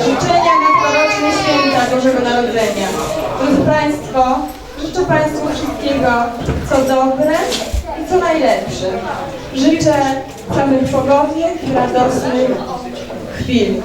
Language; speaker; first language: Polish; native; Polish